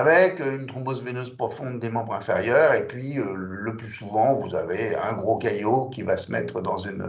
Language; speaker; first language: French; native; French